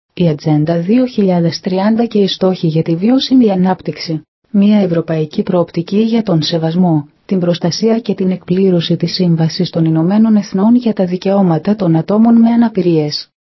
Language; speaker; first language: Greek; native; Greek